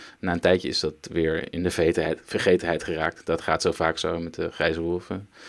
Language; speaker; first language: Dutch; early bilingual, other home language; Turkish